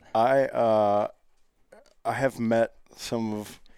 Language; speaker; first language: English; native; English